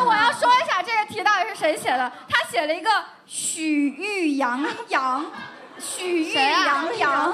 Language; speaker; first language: Chinese; native; Chinese